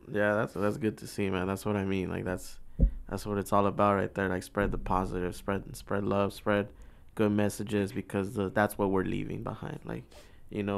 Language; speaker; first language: English; early bilingual, other home language; Spanish